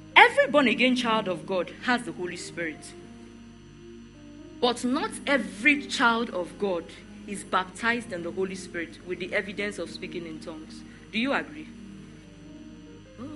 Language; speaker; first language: English; non-native, local second language; Igbo